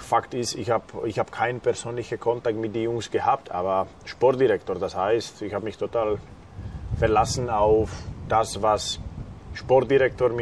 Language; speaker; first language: German; non-native, fluent; Slovak